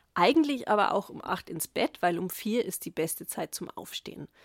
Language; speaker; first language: German; native; German